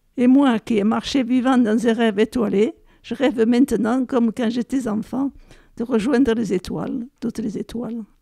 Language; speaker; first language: French; native; French